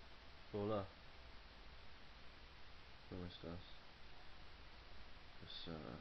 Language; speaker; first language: Spanish; non-native, learner; English